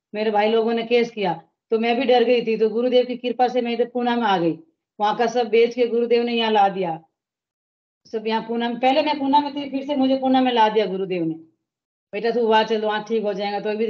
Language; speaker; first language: Hindi; native; Hindi